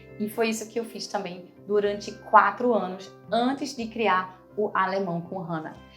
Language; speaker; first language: Portuguese; non-native, fluent; German